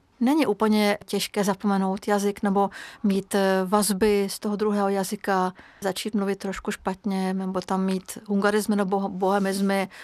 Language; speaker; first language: Czech; non-native, fluent; Hungarian